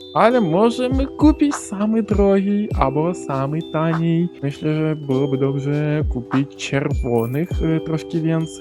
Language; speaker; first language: Polish; non-native, learner; Ukrainian